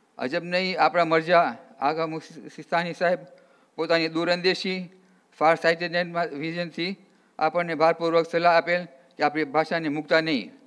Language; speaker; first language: Gujarati; early bilingual, heritage; Gujarati